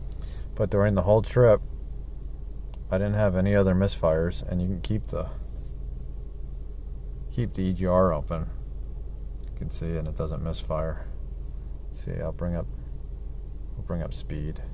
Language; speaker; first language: English; native; English